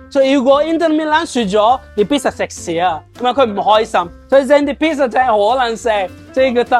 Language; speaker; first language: Cantonese; non-native, learner; Italian